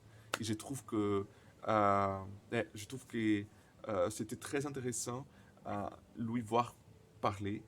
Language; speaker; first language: French; non-native, learner; Portuguese